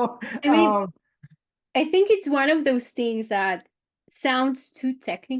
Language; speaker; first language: English; non-native, fluent; Romanian